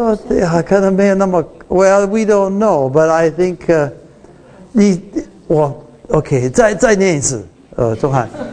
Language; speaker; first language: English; non-native, fluent; Chinese